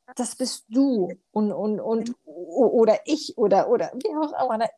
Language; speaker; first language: German; early bilingual, other home language; Romanian